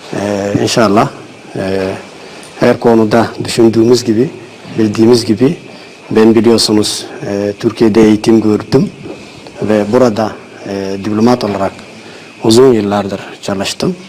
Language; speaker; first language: Turkish; non-native, fluent; Somali